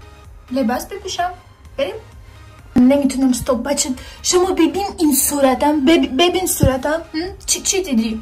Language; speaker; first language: Persian; non-native, learner; Turkish